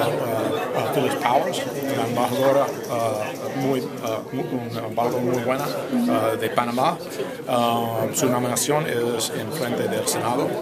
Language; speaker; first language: Spanish; non-native, fluent; English